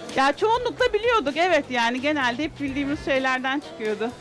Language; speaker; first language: Turkish; native; Turkish